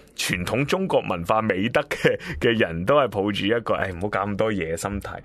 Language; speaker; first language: Cantonese; native; Cantonese